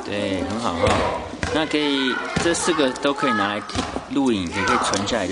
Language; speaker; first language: Chinese; native; Chinese